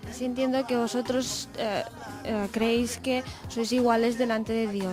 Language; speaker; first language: Spanish; non-native, local second language; Catalan